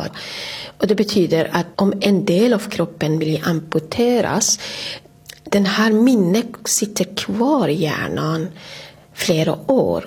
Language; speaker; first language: Swedish; non-native, fluent; Persian